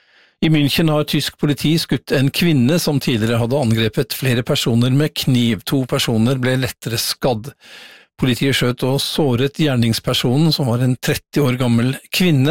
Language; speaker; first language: Norwegian; native; Norwegian